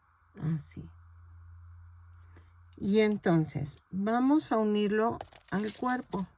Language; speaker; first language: Spanish; native; Spanish